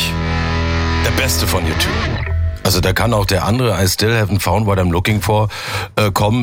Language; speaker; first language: German; native; German